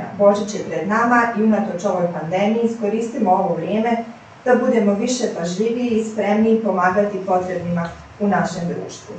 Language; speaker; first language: Croatian; native; Croatian